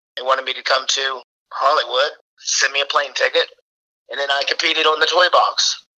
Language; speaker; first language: English; native; English